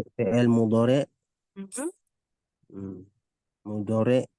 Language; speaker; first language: Arabic; non-native, learner; Malay